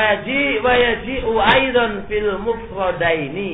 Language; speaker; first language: Arabic; non-native, fluent; Indonesian